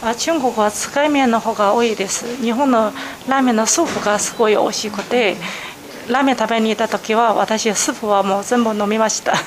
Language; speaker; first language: Japanese; non-native, learner; Chinese